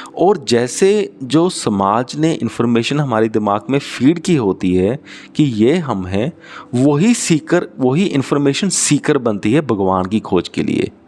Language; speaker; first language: Hindi; non-native, local second language; Punjabi